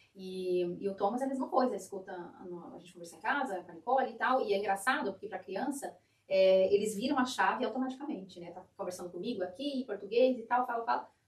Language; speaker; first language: Portuguese; native; Portuguese